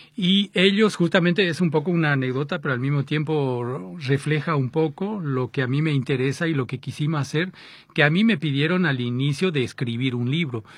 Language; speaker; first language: Spanish; early bilingual, other home language; French